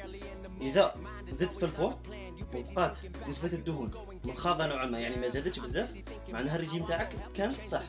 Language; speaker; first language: Arabic; native; Arabic